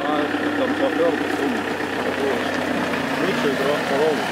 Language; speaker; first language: Russian; non-native, learner; Latvian